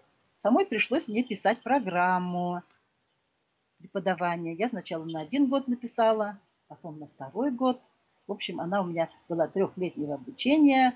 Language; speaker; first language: Russian; non-native, local second language; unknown